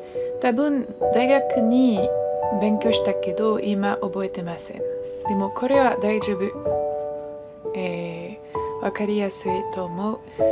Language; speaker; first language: Japanese; non-native, learner; French